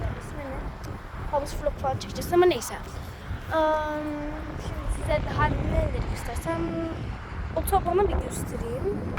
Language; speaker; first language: Turkish; early bilingual, heritage; Turkish